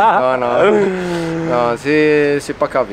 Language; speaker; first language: French; non-native, local second language; Kabyle